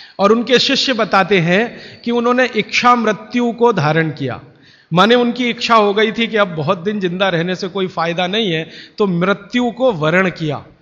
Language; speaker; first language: Hindi; native; Hindi